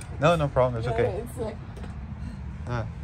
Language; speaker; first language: English; non-native, learner; Portuguese